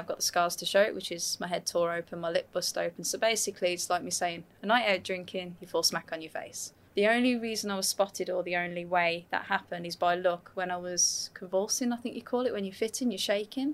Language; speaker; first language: English; native; English